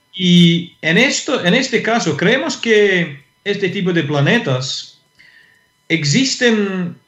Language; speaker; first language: Spanish; non-native, fluent; English